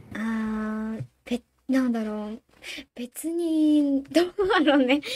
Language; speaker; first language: Japanese; non-native, fluent; Burmese